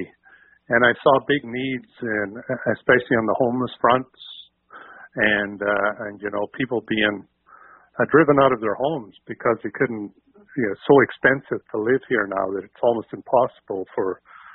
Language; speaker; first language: English; native; English